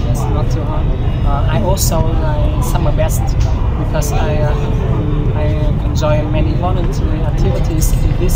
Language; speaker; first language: English; non-native, learner; Vietnamese